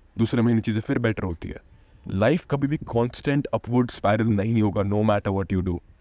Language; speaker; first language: Hindi; native; Hindi